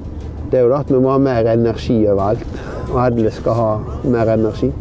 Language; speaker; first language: Norwegian; native; Norwegian